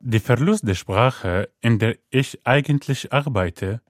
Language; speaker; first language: German; non-native, fluent; Arabic